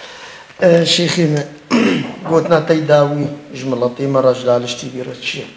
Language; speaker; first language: German; non-native, learner; Kurdish